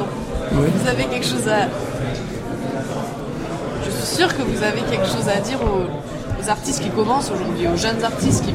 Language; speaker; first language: French; native; French